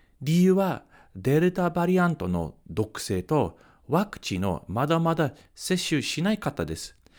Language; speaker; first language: Japanese; non-native, fluent; English